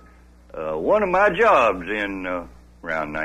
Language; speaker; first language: English; native; English